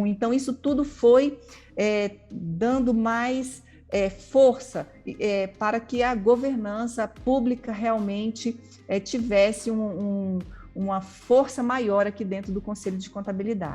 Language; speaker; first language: Portuguese; native; Portuguese